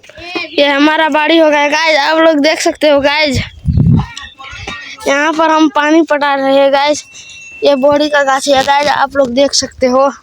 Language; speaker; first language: Hindi; non-native, local second language; Maithili